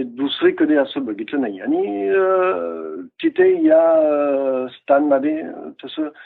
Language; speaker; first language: Marathi; non-native, fluent; French